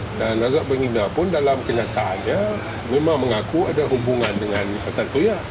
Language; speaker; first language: Malay; native; Malay